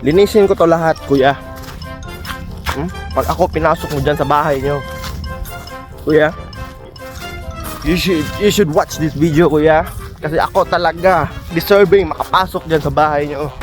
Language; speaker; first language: Filipino; non-native, local second language; Cebuano